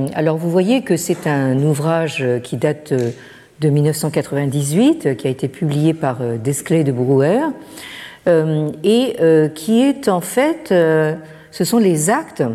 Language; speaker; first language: French; native; French